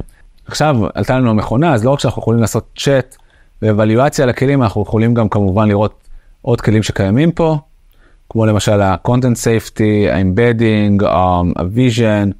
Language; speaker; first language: Hebrew; native; Hebrew